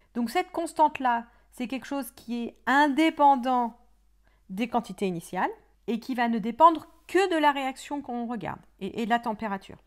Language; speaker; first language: French; native; French